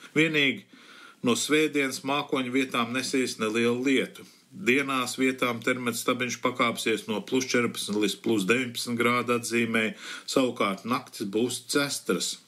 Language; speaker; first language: Latvian; early bilingual, heritage; Latvian